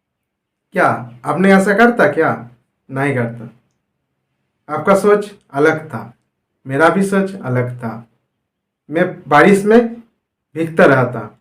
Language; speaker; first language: Hindi; non-native, fluent; Bangla